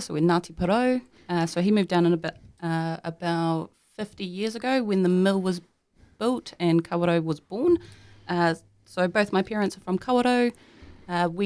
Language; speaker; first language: English; native; English